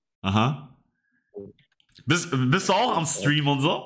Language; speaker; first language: German; native; German